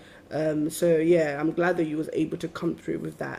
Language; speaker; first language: English; native; English